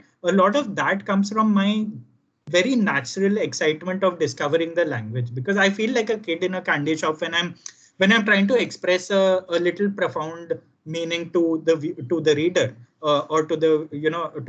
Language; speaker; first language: English; non-native, local second language; Gujarati